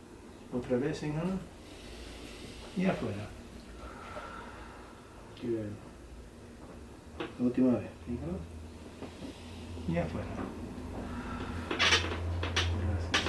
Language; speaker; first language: Spanish; non-native, learner; English